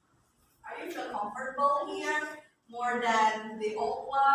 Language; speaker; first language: English; non-native, learner; Indonesian